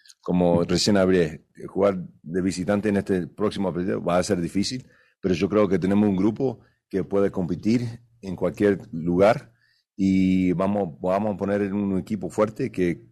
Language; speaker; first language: Spanish; early bilingual, other home language; English